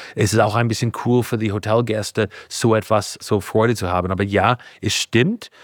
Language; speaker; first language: German; non-native, fluent; English